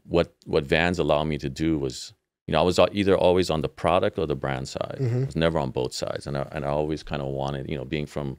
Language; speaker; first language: English; native; English